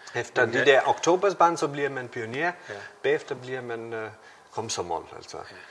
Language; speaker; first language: Danish; non-native, fluent; Lithuanian